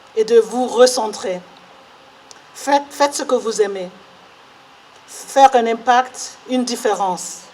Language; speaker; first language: French; non-native, learner; English